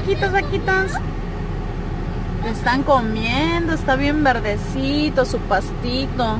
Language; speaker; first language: Spanish; native; Spanish